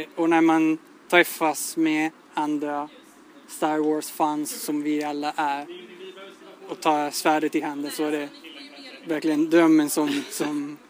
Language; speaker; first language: Swedish; non-native, fluent; Italian